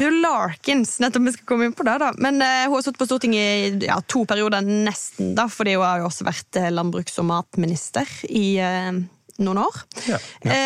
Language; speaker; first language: Norwegian; native; Norwegian